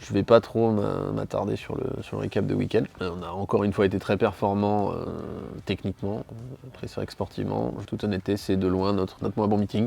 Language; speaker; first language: French; native; French